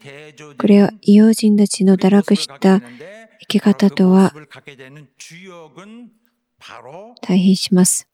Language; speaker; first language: Japanese; non-native, fluent; Korean